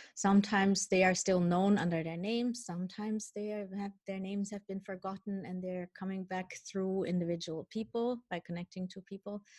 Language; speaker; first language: English; non-native, fluent; Dutch